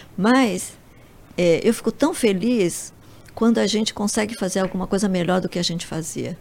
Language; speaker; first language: Portuguese; early bilingual, other home language; Japanese